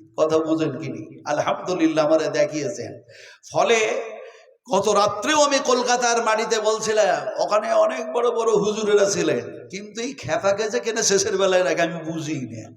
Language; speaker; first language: Bangla; non-native, local second language; Urdu